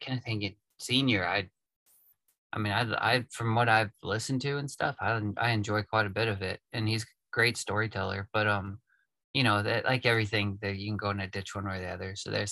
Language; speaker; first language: English; native; English